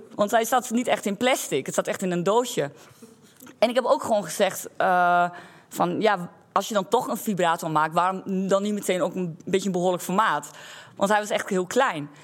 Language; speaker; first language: Dutch; native; Dutch